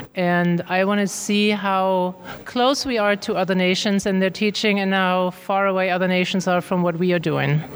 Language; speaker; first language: English; non-native, fluent; German